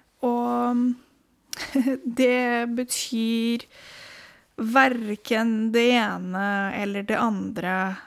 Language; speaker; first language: Norwegian; non-native, fluent; Spanish